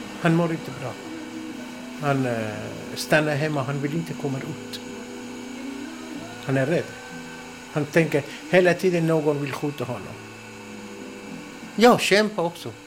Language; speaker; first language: Swedish; non-native, fluent; Persian